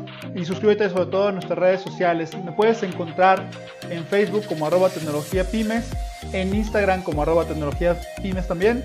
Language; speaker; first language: Spanish; native; Spanish